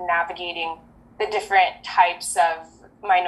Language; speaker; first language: English; early bilingual, other home language; French